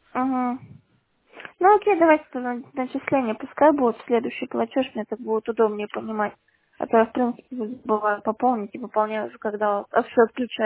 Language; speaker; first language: Russian; native; Russian